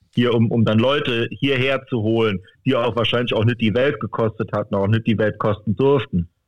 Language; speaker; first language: German; native; German